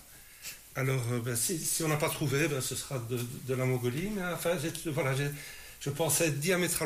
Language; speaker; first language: French; native; French